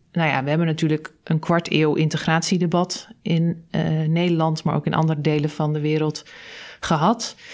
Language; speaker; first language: Dutch; native; Dutch